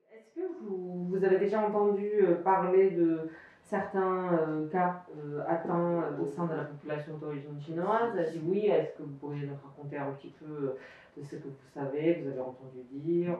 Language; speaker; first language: French; non-native, fluent; Chinese